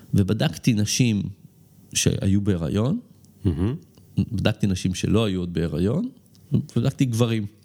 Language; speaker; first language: Hebrew; early bilingual, other home language; English